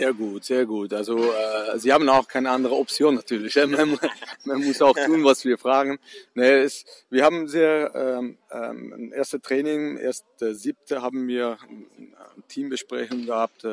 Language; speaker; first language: German; non-native, fluent; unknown